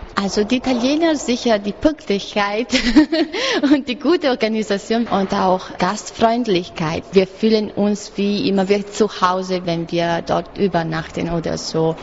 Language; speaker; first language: German; non-native, learner; Italian